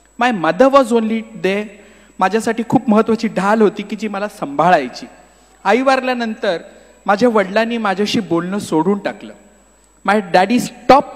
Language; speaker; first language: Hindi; non-native, local second language; Marathi